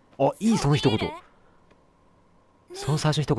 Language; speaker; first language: Japanese; native; Japanese